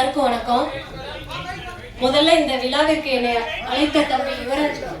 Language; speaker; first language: Tamil; native; Tamil